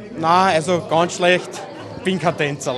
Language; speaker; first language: German; native; German